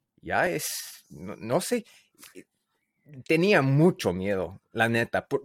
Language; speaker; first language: Spanish; non-native, learner; English